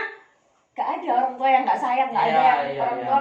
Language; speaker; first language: Indonesian; native; Indonesian